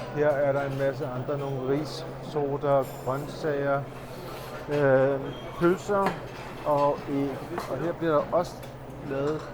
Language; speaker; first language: Danish; early bilingual, other home language; Urdu